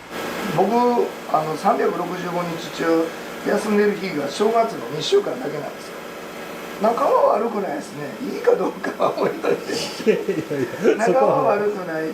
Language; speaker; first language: Japanese; native; Japanese